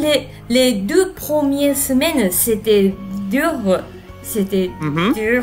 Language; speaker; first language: French; non-native, learner; Japanese